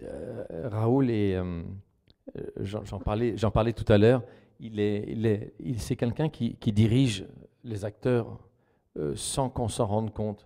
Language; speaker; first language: French; native; French